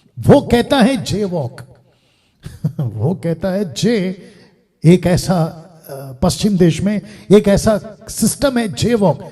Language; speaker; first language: Hindi; non-native, local second language; Telugu